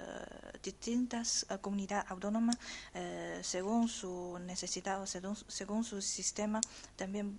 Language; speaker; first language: Spanish; non-native, learner; Chinese